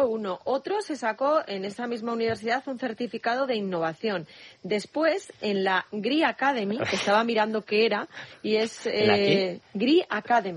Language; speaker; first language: Spanish; native; Spanish